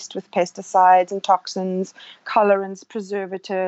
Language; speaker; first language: English; native; English